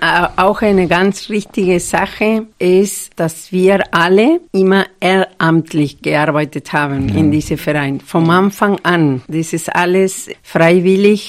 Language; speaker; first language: German; non-native, fluent; Spanish